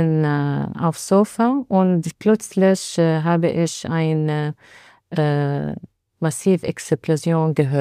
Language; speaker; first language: German; non-native, learner; Arabic